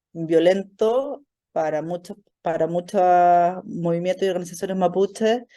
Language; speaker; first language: Spanish; native; Spanish